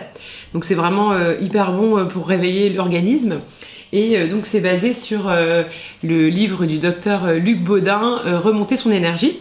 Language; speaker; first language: French; native; French